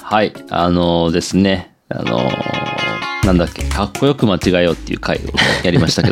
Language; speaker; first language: Japanese; native; Japanese